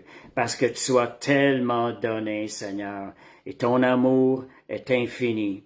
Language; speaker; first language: French; native; French